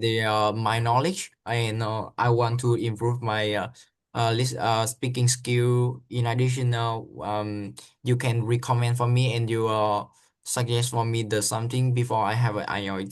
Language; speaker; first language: English; non-native, learner; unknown